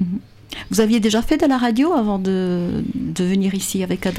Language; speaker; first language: French; native; French